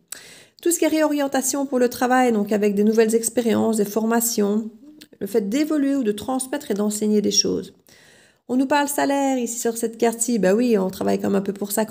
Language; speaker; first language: French; native; French